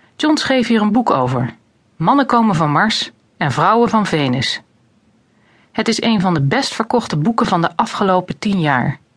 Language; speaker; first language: Dutch; native; Dutch